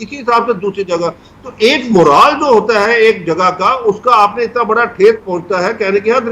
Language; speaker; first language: Hindi; native; Hindi